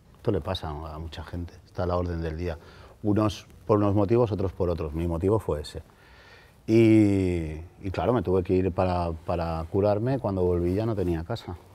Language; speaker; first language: Spanish; native; Spanish